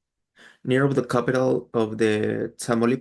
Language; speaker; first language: English; non-native, learner; Spanish